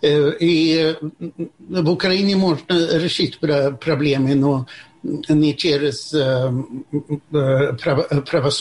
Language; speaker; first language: Russian; non-native, fluent; Swedish